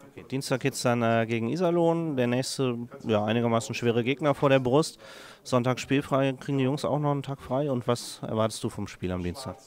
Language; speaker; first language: German; native; German